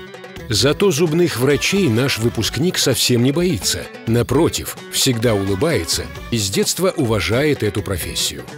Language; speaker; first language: Russian; native; Russian